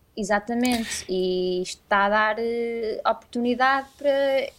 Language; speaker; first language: Portuguese; native; Portuguese